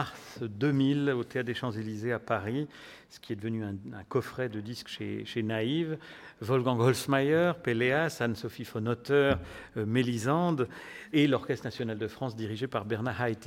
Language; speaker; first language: French; native; French